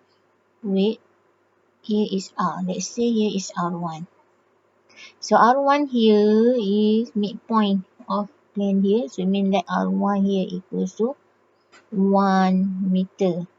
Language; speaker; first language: English; non-native, local second language; Malay